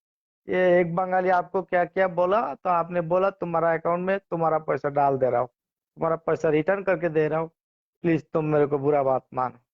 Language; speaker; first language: Hindi; non-native, learner; Bangla